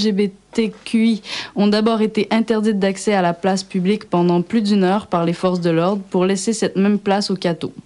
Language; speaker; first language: French; native; French